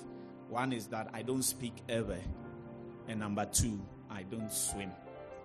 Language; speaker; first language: English; non-native, local second language; Ga